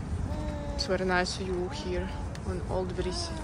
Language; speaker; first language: English; non-native, fluent; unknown